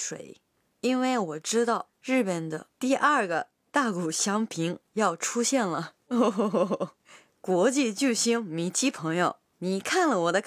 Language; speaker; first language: Chinese; non-native, fluent; Japanese